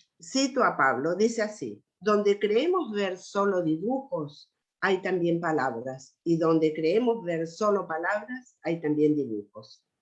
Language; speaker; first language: Spanish; native; Spanish